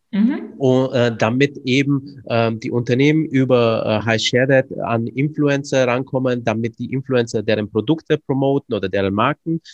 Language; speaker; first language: German; early bilingual, other home language; Romanian